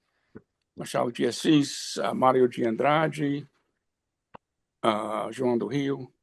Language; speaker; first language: Portuguese; non-native, fluent; English